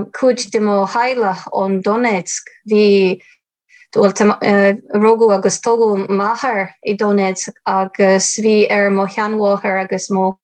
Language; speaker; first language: Irish; non-native, fluent; Ukrainian